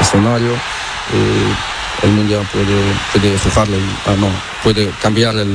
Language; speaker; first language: Spanish; non-native, learner; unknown